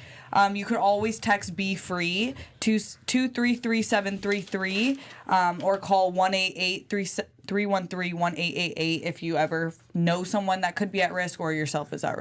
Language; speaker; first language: English; native; English